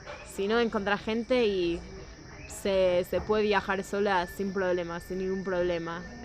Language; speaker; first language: Spanish; non-native, fluent; English